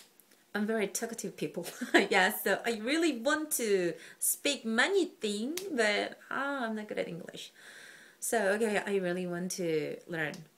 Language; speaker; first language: English; non-native, learner; Korean